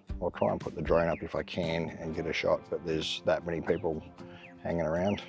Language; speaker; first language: English; native; English